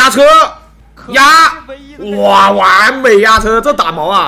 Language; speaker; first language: Chinese; native; Chinese